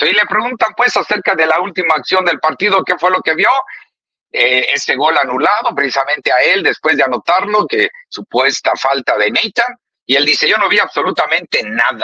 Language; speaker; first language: Spanish; native; Spanish